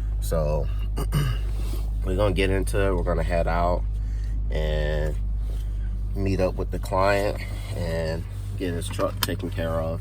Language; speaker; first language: English; native; English